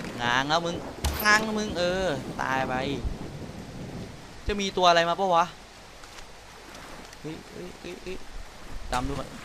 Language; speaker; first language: Thai; native; Thai